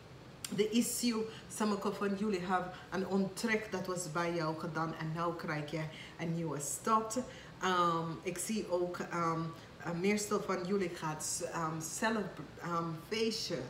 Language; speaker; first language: Dutch; non-native, fluent; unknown